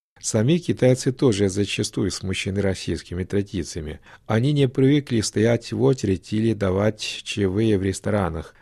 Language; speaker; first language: Russian; non-native, fluent; Chinese